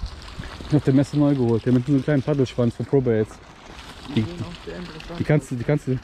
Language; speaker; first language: German; native; German